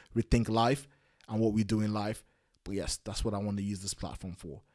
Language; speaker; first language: English; non-native, local second language; Yoruba